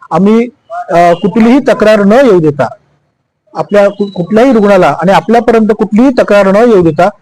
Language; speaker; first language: Marathi; native; Marathi